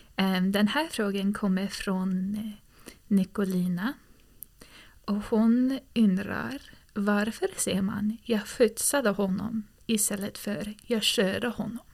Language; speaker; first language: Swedish; non-native, fluent; English